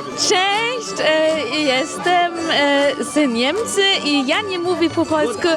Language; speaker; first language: Polish; non-native, learner; German